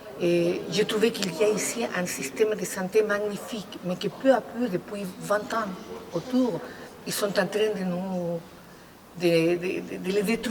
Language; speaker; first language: French; non-native, fluent; Spanish